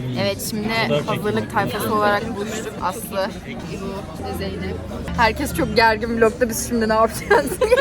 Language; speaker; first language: Turkish; native; Turkish